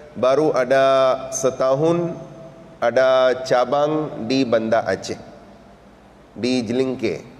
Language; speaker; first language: Indonesian; non-native, learner; Urdu